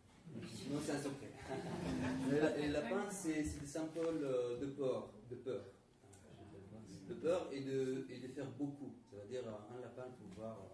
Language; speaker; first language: French; non-native, fluent; Arabic